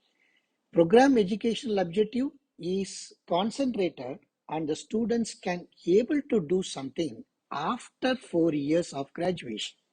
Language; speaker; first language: English; non-native, local second language; Tamil